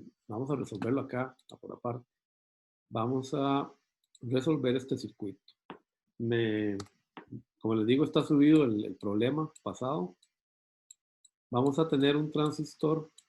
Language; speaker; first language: Spanish; native; Spanish